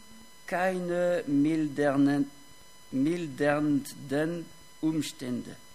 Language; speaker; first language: German; non-native, fluent; French